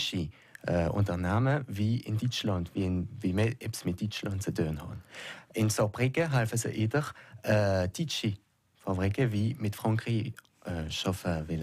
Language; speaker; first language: German; non-native, local second language; French